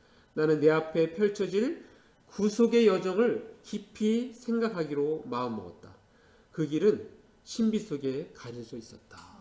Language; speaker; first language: Korean; native; Korean